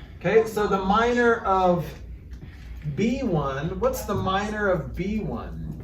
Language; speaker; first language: English; native; English